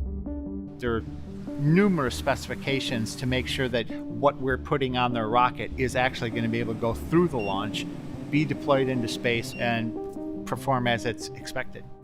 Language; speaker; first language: English; native; English